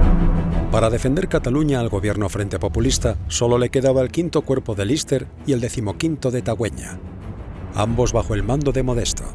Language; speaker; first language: Spanish; native; Spanish